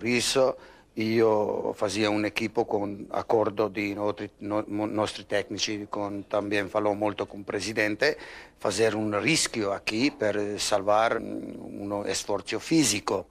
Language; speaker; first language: Portuguese; non-native, learner; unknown